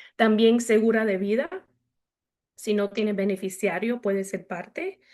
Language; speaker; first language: Spanish; early bilingual, heritage; Spanish